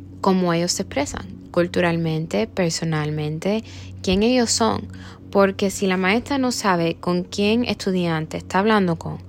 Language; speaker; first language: Spanish; early bilingual, heritage; Spanish